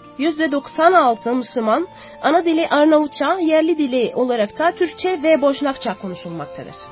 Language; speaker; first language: Turkish; non-native, fluent; Arabic